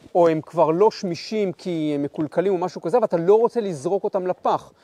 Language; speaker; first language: Hebrew; native; Hebrew